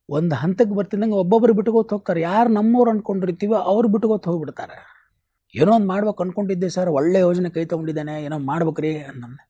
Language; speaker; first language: Kannada; native; Kannada